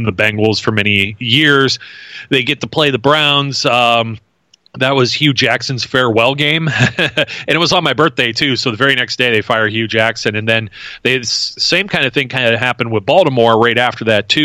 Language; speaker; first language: English; native; English